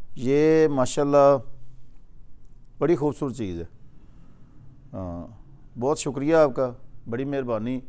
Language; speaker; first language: Urdu; non-native, local second language; Punjabi